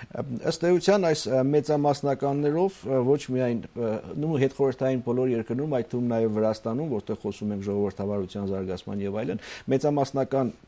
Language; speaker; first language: Armenian; native; Armenian